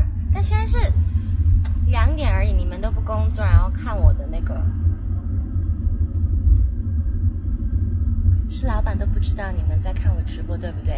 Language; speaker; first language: Chinese; non-native, local second language; Cantonese